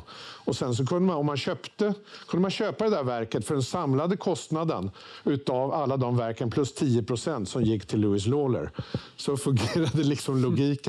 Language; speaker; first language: Swedish; native; Swedish